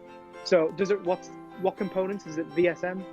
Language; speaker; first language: English; native; English